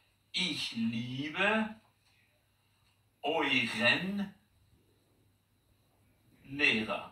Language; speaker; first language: German; non-native, fluent; Persian